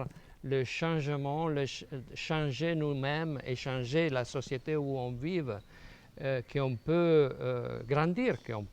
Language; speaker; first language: French; non-native, fluent; Italian